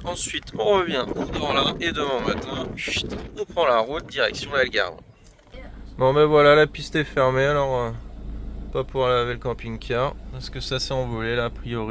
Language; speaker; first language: French; native; French